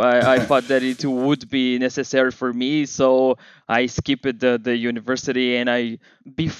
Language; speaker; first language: English; non-native, fluent; Portuguese